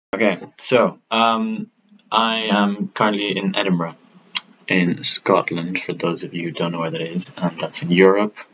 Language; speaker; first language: English; non-native, fluent; Italian